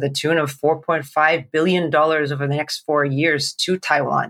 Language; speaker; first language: English; non-native, local second language; Cantonese